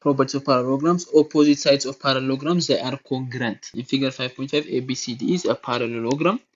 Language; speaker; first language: English; non-native, local second language; Amharic